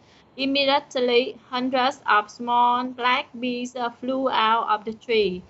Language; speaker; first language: English; non-native, learner; Vietnamese